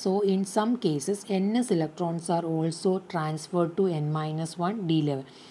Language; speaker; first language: English; non-native, local second language; Malayalam